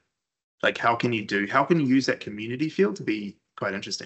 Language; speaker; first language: English; native; English